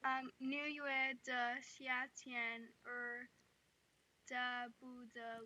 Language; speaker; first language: Chinese; non-native, learner; English